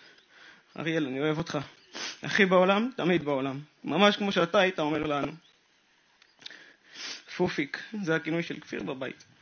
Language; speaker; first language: Hebrew; native; Hebrew